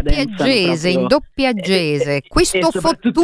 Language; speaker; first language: Italian; native; Italian